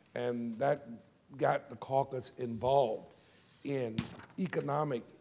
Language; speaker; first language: English; native; English